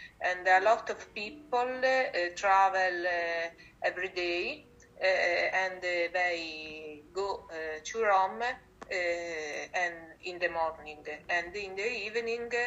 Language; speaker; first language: English; non-native, learner; Italian